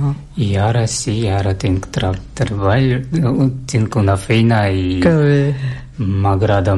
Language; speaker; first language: Catalan; non-native, learner; Russian